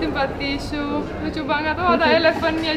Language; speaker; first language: Indonesian; non-native, fluent; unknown